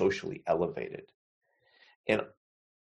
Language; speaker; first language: English; native; English